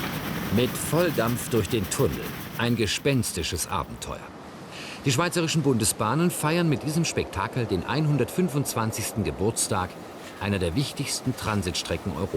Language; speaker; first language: German; native; German